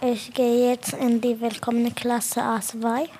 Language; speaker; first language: German; non-native, learner; Arabic